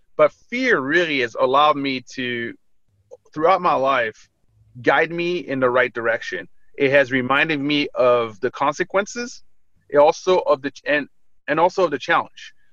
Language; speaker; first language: English; early bilingual, other home language; French